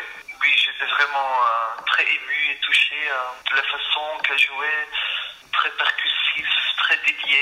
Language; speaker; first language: French; non-native, fluent; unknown